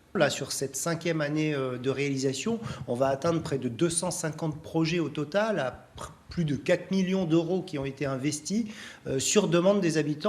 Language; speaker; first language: French; native; French